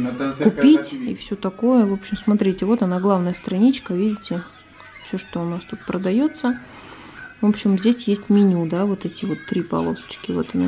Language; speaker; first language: Russian; native; Russian